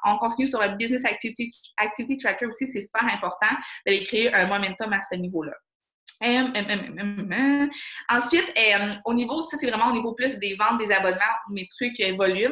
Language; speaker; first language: French; native; French